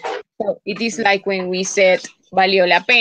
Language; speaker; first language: English; non-native, fluent; Spanish